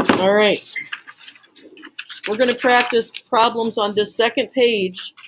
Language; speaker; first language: English; native; English